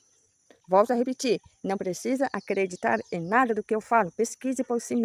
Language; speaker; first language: Portuguese; native; Portuguese